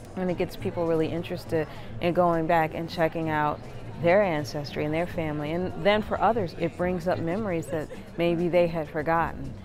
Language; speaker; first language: English; native; English